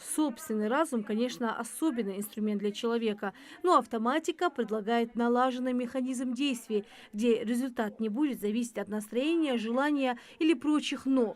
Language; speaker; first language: Russian; native; Russian